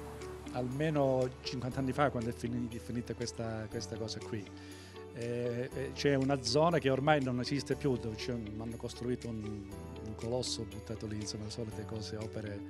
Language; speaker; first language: Italian; native; Italian